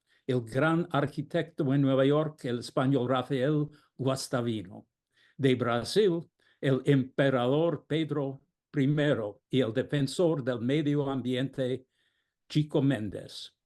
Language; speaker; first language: Spanish; non-native, fluent; English